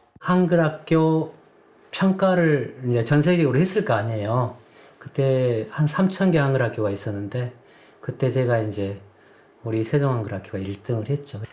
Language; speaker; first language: Korean; native; Korean